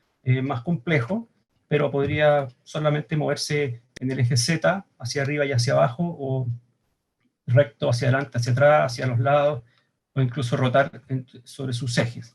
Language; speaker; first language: Spanish; native; Spanish